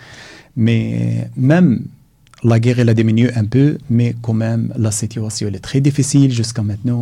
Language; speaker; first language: French; non-native, learner; Arabic